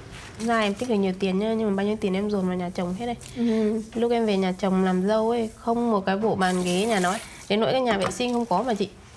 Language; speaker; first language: Vietnamese; native; Vietnamese